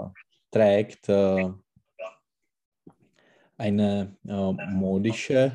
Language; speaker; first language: German; non-native, learner; Czech